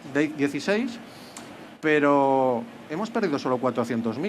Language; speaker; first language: Spanish; native; Spanish